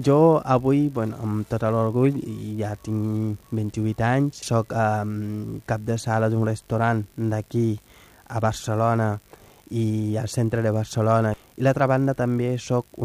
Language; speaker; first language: Catalan; non-native, fluent; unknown